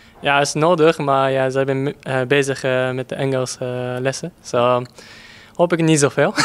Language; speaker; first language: Dutch; early bilingual, heritage; Japanese